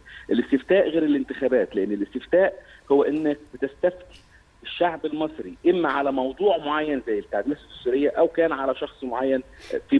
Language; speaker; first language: Arabic; native; Arabic